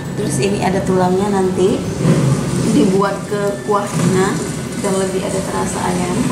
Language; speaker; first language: Indonesian; native; Indonesian